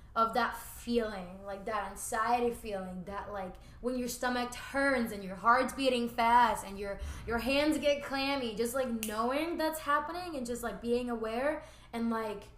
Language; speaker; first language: English; early bilingual, other home language; Spanish